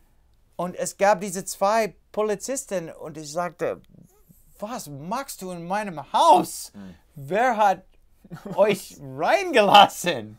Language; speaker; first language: German; non-native, learner; English